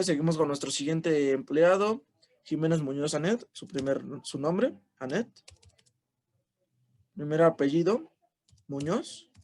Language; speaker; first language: Spanish; native; Spanish